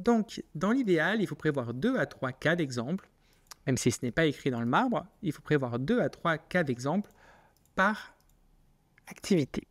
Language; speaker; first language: French; native; French